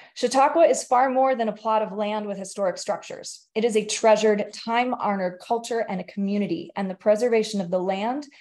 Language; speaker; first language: English; native; English